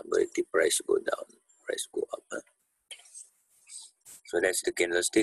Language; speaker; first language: English; non-native, local second language; Malay